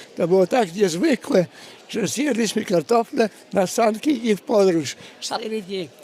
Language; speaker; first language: Polish; native; Polish